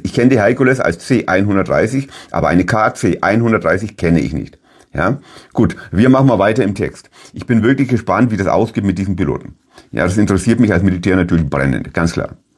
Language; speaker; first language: German; native; German